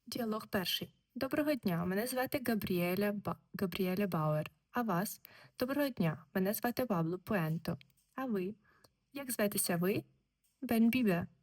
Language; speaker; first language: Ukrainian; native; Ukrainian